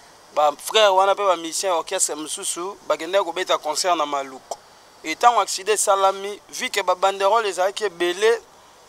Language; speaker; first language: French; non-native, local second language; Lingala